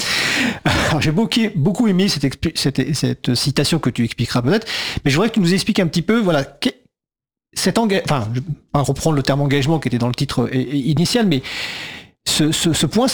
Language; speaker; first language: French; native; French